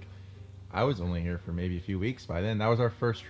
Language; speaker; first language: English; native; English